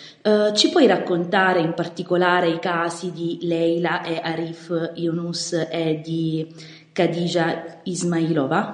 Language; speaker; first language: Italian; native; Italian